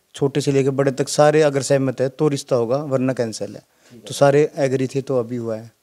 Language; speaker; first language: Hindi; native; Hindi